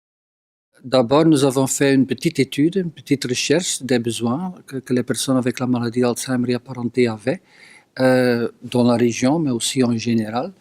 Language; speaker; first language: French; non-native, local second language; Dutch